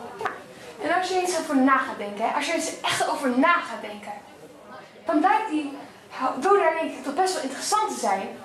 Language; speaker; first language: Dutch; native; Dutch